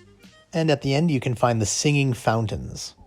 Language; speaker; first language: English; native; English